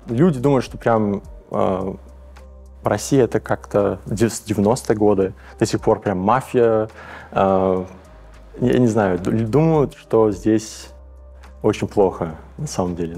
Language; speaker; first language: Russian; early bilingual, heritage; English